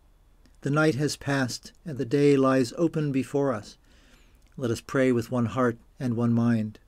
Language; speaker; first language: English; native; English